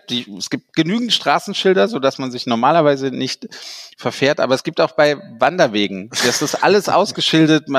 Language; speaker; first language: German; native; German